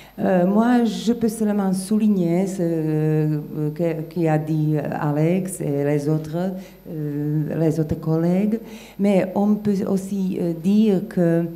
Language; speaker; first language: French; non-native, fluent; Slovak